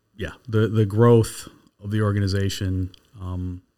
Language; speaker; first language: English; native; English